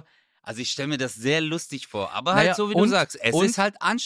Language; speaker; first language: German; native; German